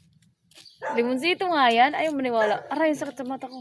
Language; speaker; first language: Filipino; non-native, local second language; Cebuano